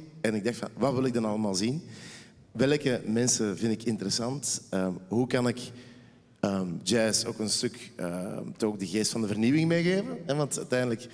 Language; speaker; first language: Dutch; native; Dutch